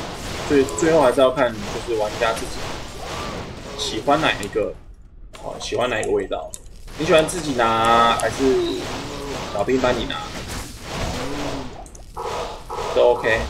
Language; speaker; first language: Chinese; native; Chinese